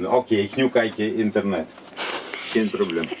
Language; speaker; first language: Dutch; non-native, learner; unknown